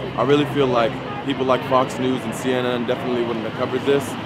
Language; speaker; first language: English; native; English